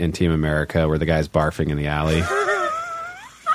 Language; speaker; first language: English; native; English